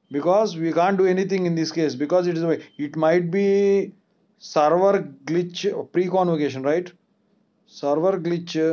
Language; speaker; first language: English; non-native, local second language; Telugu